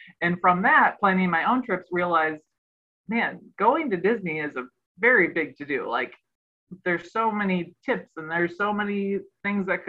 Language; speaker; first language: English; native; English